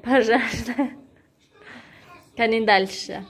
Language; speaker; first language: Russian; non-native, local second language; Tajik